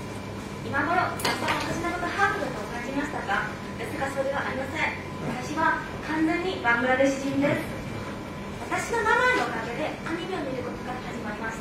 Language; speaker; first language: Japanese; non-native, fluent; Bangla